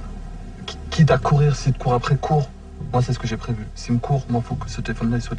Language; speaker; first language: French; native; French